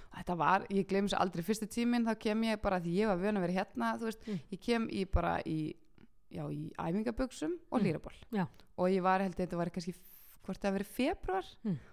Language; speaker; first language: Icelandic; early bilingual, heritage; Icelandic